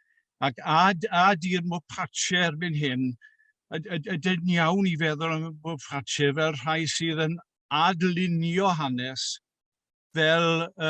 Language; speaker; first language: Welsh; native; Welsh